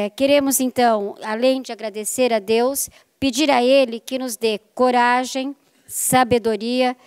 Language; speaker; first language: Portuguese; native; Portuguese